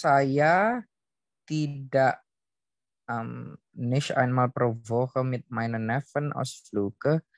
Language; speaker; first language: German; non-native, learner; Indonesian